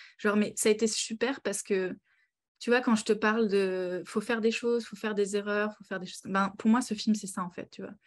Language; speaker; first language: French; native; French